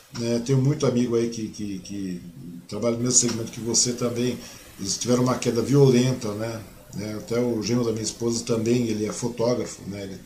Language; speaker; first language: Portuguese; early bilingual, other home language; Chinese